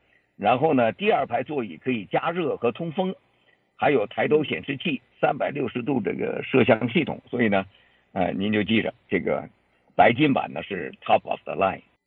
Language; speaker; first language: Chinese; native; Chinese